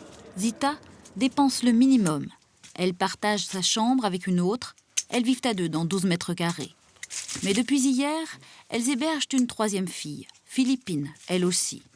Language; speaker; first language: French; native; French